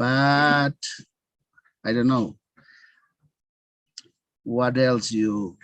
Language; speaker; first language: English; non-native, learner; Spanish